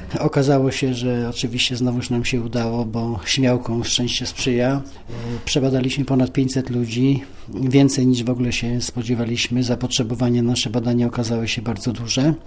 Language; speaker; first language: Polish; native; Polish